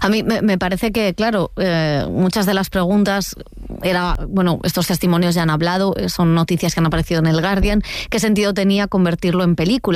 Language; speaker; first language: Spanish; native; Spanish